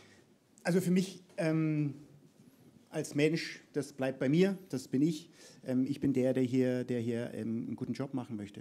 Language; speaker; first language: German; native; German